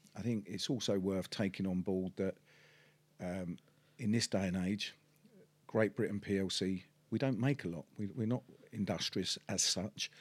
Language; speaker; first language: English; native; English